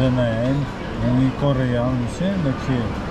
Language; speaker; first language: English; non-native, learner; Polish